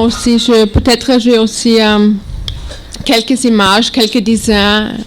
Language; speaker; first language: French; non-native, learner; German